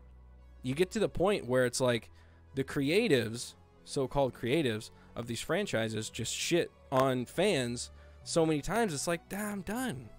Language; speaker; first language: English; native; English